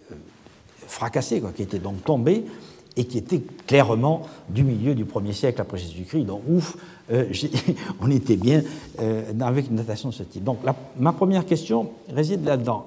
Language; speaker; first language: French; native; French